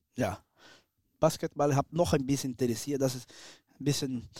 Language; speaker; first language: German; non-native, learner; Portuguese